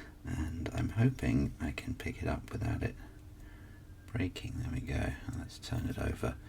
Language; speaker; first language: English; native; English